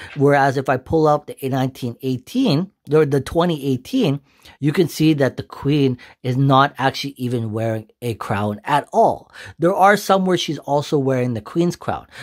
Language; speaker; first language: English; native; English